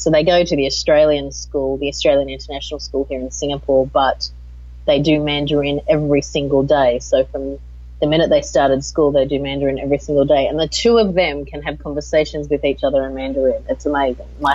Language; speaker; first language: English; native; English